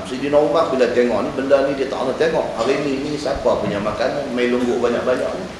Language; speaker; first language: Malay; native; Malay